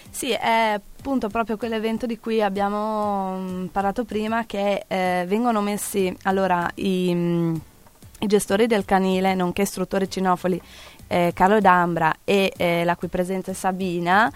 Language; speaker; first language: Italian; native; Italian